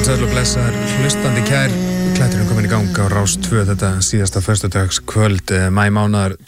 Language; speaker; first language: Icelandic; native; Icelandic